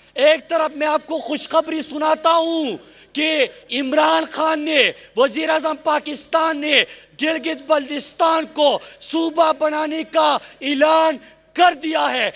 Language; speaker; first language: Urdu; non-native, local second language; Pashto